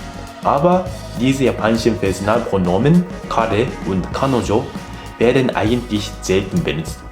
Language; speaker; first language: German; non-native, fluent; Japanese